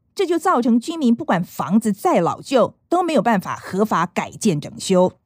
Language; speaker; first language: Chinese; native; Chinese